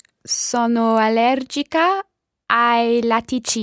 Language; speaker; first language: Italian; non-native, learner; English